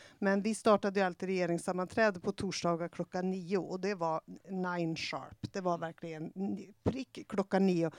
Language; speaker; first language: Swedish; native; Swedish